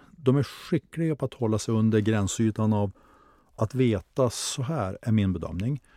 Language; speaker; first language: Swedish; native; Swedish